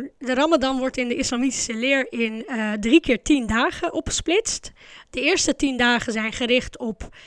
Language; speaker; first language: Dutch; early bilingual, other home language; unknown